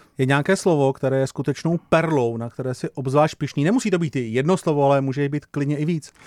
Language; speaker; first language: Czech; native; Czech